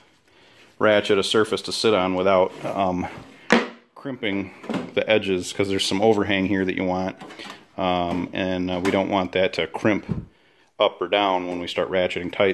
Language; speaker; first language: English; native; English